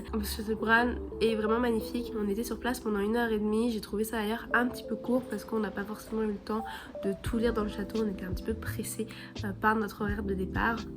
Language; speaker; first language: French; native; French